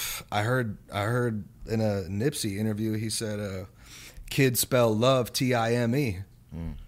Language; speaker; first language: English; native; English